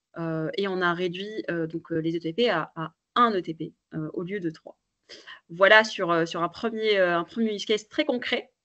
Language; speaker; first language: French; native; French